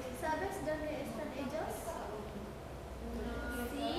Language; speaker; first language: Spanish; non-native, learner; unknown